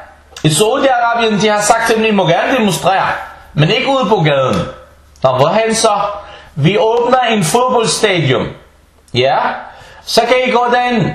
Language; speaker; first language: Danish; non-native, fluent; Arabic